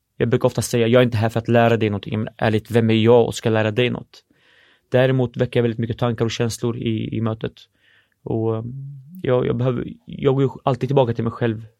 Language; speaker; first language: Swedish; early bilingual, other home language; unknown